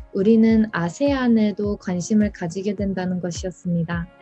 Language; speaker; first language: Korean; early bilingual, other home language; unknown